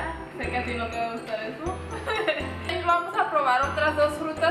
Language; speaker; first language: Spanish; early bilingual, other home language; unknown